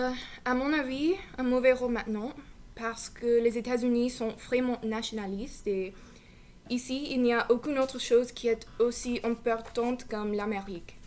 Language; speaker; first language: French; non-native, learner; English